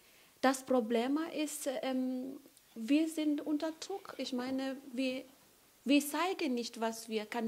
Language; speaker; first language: German; non-native, fluent; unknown